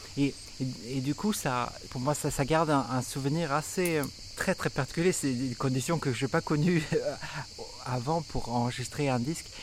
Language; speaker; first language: French; non-native, fluent; Swedish